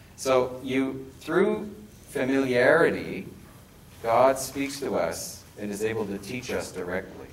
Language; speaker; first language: English; native; English